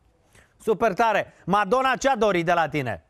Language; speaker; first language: Romanian; native; Romanian